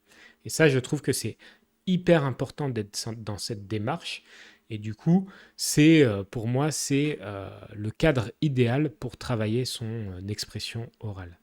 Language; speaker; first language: French; native; French